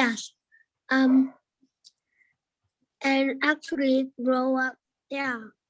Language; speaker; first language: English; non-native, learner; Vietnamese